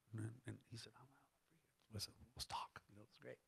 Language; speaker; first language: English; native; English